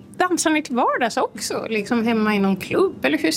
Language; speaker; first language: Swedish; native; Swedish